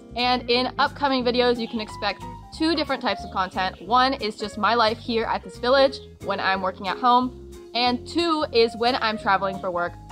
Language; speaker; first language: English; native; English